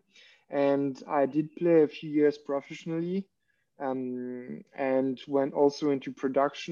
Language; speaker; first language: English; non-native, fluent; French